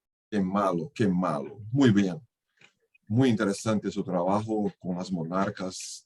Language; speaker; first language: Spanish; non-native, fluent; Portuguese